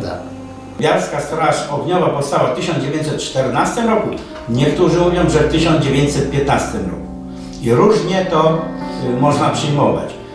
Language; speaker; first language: Polish; native; Polish